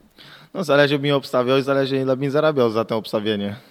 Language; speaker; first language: Polish; non-native, fluent; Portuguese